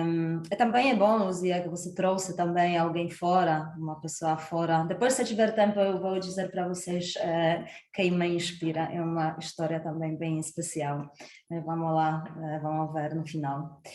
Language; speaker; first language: Portuguese; non-native, fluent; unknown